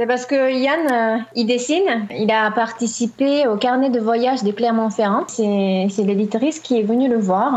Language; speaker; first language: French; non-native, fluent; Japanese